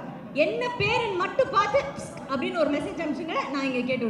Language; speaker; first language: Tamil; native; Tamil